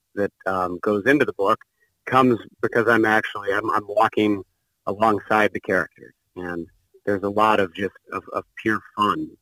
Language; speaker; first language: English; native; English